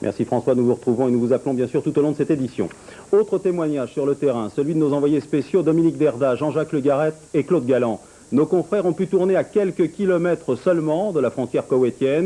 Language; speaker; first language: French; native; French